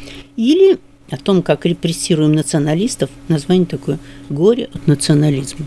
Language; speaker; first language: Russian; native; Russian